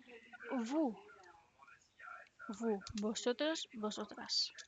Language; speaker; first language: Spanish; non-native, fluent; French